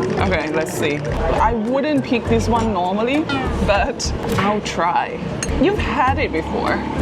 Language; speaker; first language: English; non-native, fluent; Thai